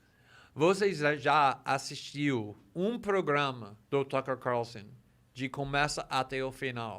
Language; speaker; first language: Portuguese; non-native, fluent; English